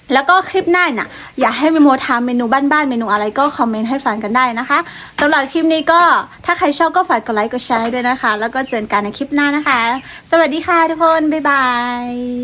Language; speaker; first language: Thai; non-native, local second language; Karen languages